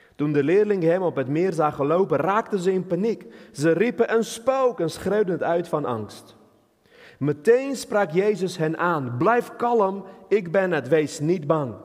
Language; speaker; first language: Dutch; non-native, fluent; Armenian